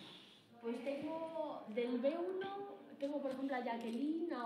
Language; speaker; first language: Spanish; native; Spanish